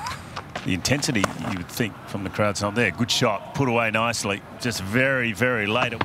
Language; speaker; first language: English; native; English